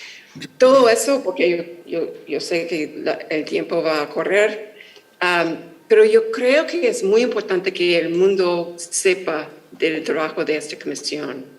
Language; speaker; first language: Spanish; non-native, fluent; English